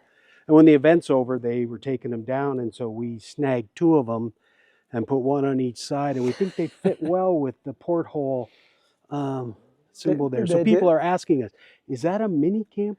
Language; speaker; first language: English; native; English